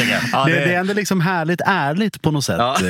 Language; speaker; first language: Swedish; native; Swedish